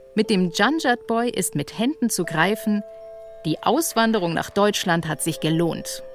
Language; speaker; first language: German; native; German